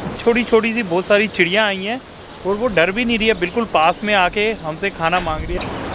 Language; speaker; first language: Hindi; native; Hindi